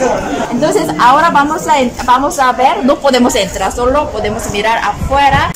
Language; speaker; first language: Spanish; non-native, learner; Korean